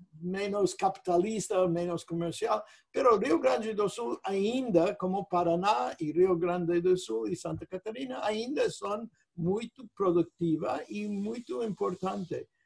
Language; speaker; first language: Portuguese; non-native, fluent; English